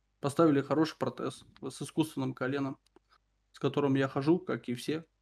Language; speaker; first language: Russian; native; Russian